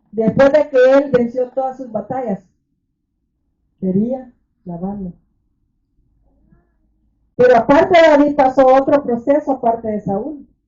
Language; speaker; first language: Spanish; native; Spanish